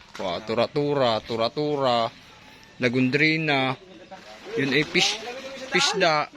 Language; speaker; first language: Filipino; native; Filipino